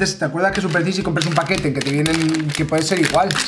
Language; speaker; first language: Spanish; native; Spanish